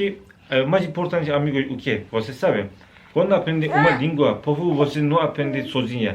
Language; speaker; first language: Portuguese; non-native, learner; Turkish